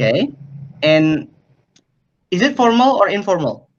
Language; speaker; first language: English; non-native, fluent; Indonesian